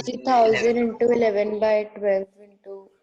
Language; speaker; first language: English; non-native, local second language; Hindi